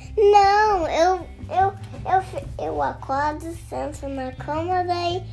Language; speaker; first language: Portuguese; early bilingual, heritage; Portuguese